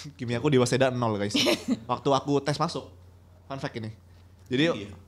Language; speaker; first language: Indonesian; native; Indonesian